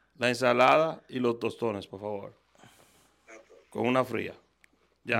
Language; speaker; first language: Spanish; early bilingual, other home language; English